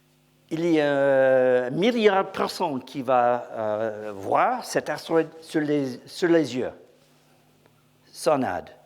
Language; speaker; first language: French; non-native, learner; English